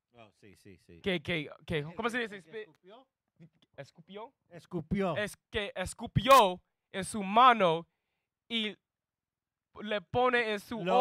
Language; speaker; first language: Spanish; non-native, learner; English